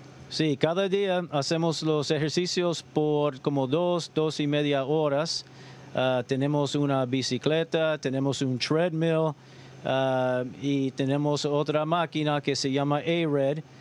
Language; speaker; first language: Spanish; early bilingual, other home language; English